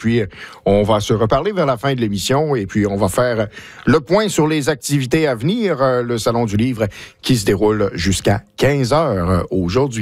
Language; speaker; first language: French; native; French